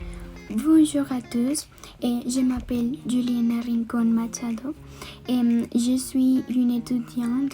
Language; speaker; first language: French; non-native, learner; Spanish